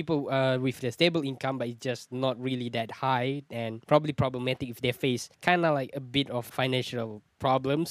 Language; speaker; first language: English; non-native, local second language; Malay